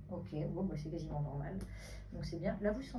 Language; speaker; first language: French; native; French